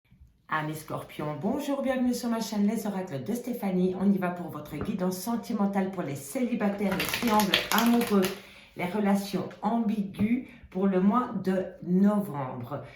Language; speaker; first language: French; native; French